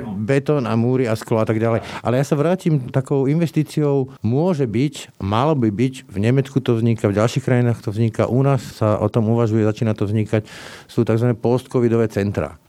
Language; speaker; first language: Slovak; native; Slovak